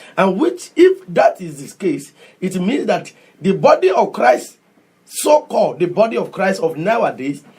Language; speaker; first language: English; non-native, local second language; Yoruba